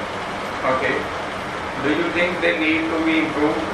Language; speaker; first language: English; non-native, local second language; Punjabi